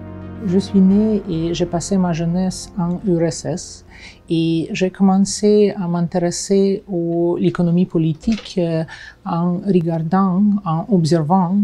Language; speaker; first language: French; non-native, fluent; Russian